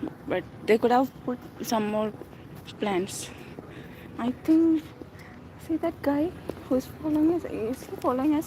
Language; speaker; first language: English; non-native, local second language; Malayalam